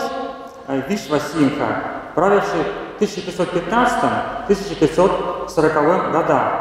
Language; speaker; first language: Russian; native; Russian